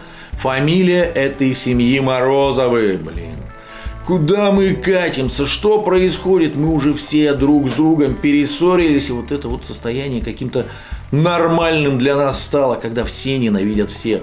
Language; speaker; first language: Russian; native; Russian